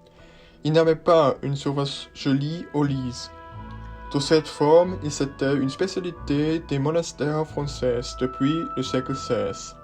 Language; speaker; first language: French; non-native, learner; Swiss German